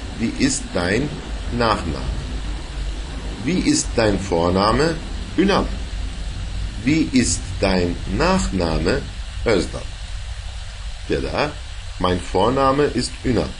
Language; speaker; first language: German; non-native, fluent; Turkish